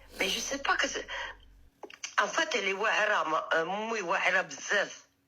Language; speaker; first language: French; early bilingual, other home language; Arabic